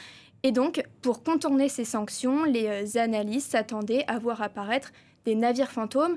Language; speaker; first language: French; native; French